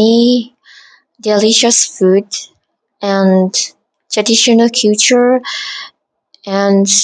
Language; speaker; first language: English; non-native, learner; Vietnamese